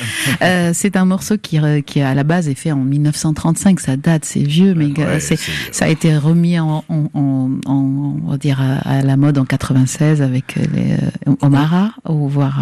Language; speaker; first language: French; non-native, fluent; Arabic